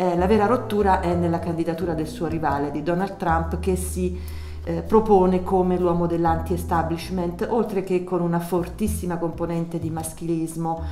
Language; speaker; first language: Italian; native; Italian